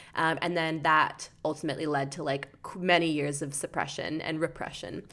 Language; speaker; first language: English; native; English